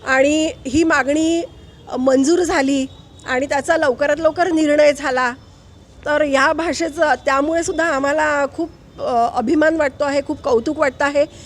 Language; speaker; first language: Marathi; native; Marathi